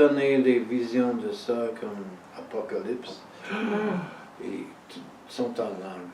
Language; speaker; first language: French; non-native, fluent; English